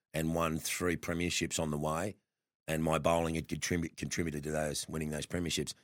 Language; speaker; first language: English; native; English